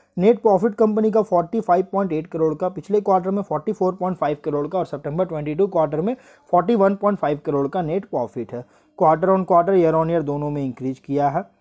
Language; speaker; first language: Hindi; native; Hindi